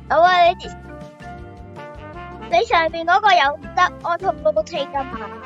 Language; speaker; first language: Chinese; early bilingual, heritage; Cantonese